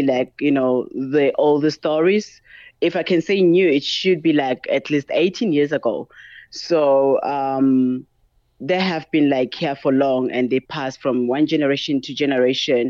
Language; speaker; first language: English; non-native, local second language; Tsonga